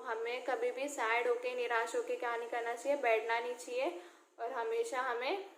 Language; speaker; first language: Hindi; non-native, local second language; Marathi